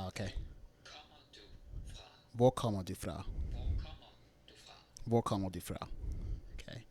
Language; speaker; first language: Danish; non-native, learner; English